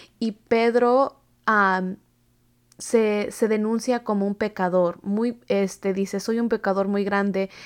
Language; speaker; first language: Spanish; early bilingual, heritage; Spanish